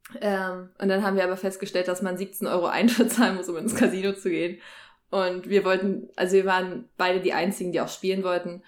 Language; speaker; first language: German; native; German